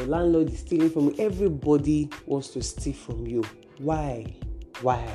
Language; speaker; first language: English; non-native, local second language; Yoruba